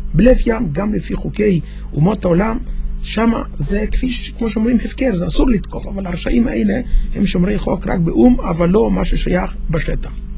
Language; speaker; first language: Hebrew; non-native, fluent; Yiddish